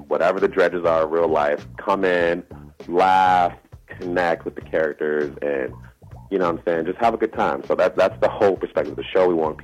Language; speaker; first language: English; native; English